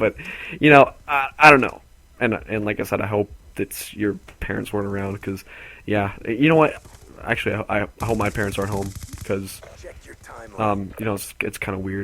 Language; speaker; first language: English; native; English